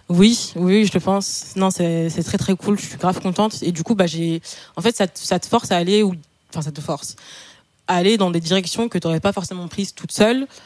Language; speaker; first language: French; native; French